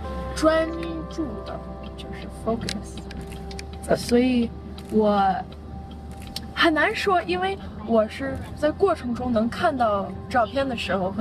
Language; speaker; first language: Chinese; early bilingual, heritage; English